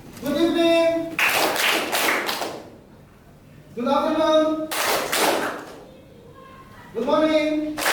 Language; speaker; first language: English; non-native, learner; Indonesian